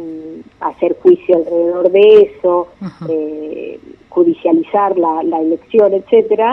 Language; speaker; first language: Spanish; native; Spanish